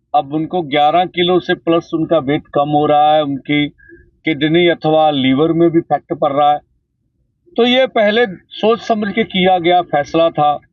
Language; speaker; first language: Hindi; non-native, local second language; Punjabi